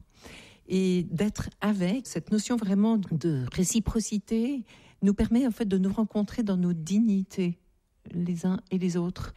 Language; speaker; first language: French; native; French